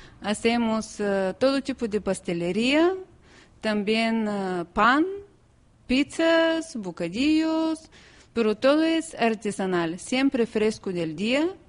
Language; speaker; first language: Spanish; non-native, fluent; Bulgarian